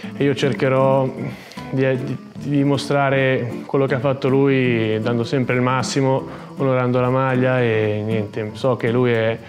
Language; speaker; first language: Italian; native; Italian